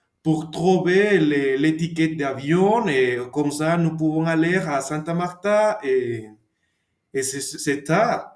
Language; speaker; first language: French; non-native, learner; Spanish